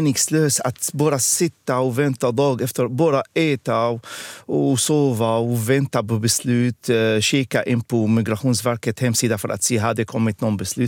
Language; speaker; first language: Swedish; non-native, fluent; Arabic